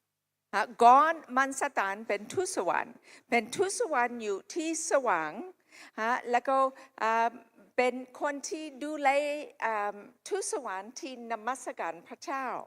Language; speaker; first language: Thai; non-native, local second language; Akha